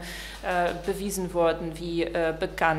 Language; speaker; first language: German; non-native, fluent; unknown